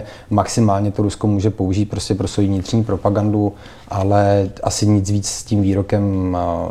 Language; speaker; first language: Czech; native; Czech